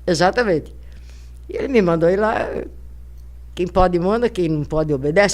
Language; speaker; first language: Portuguese; native; Portuguese